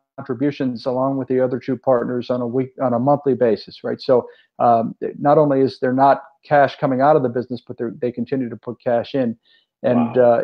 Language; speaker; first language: English; native; English